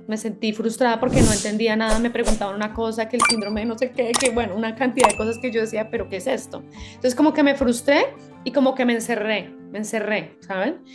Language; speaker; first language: Spanish; native; Spanish